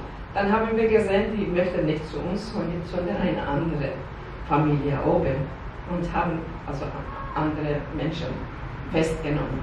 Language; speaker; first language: German; non-native, learner; Persian